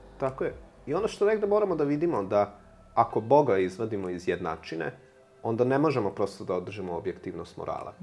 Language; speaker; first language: Serbian; non-native, local second language; Hungarian